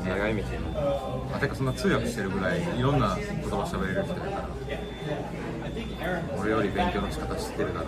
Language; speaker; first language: Japanese; native; Japanese